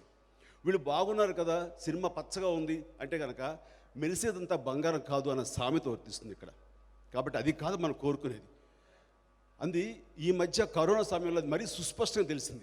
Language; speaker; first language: Telugu; native; Telugu